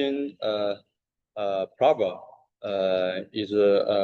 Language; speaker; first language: English; non-native, learner; Chinese